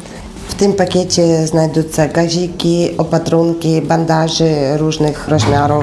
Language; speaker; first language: Polish; non-native, fluent; Ukrainian